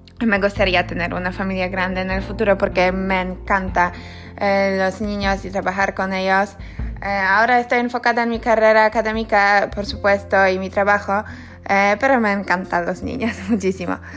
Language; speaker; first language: Spanish; non-native, learner; Polish